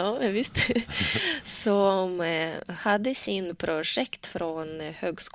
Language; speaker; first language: Swedish; non-native, learner; Russian